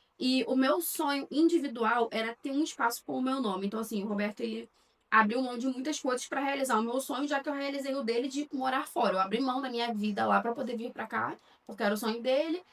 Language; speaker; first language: Portuguese; native; Portuguese